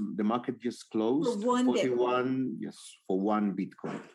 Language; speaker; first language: English; non-native, fluent; Spanish